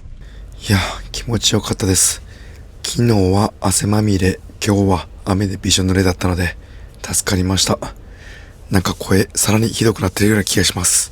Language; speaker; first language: Japanese; native; Japanese